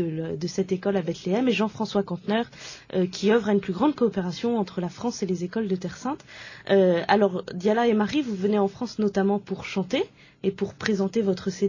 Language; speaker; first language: French; native; French